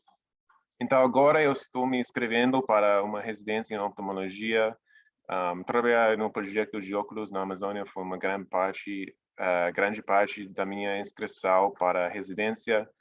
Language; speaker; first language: Portuguese; non-native, fluent; English